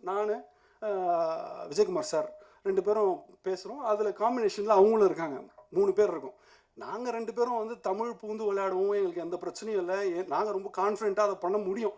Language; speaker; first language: Tamil; native; Tamil